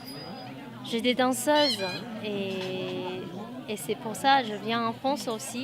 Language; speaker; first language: French; non-native, fluent; Chinese